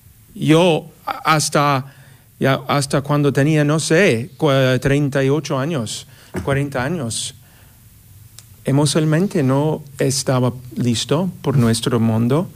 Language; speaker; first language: Spanish; non-native, fluent; English